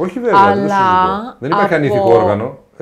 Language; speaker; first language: Greek; native; Greek